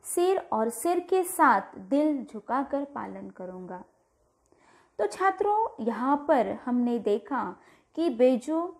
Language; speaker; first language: Hindi; non-native, local second language; Marathi